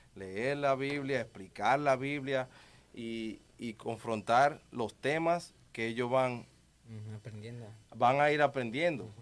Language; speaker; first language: Spanish; native; Spanish